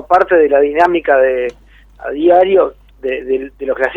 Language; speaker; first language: Spanish; native; Spanish